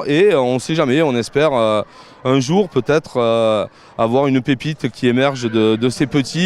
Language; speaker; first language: French; native; French